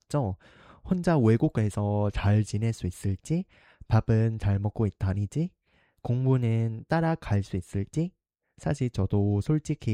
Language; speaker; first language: Korean; non-native, fluent; Vietnamese